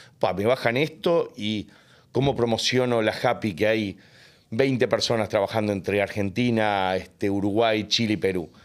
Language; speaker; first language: Spanish; native; Spanish